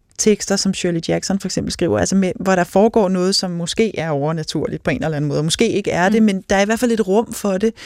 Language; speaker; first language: Danish; native; Danish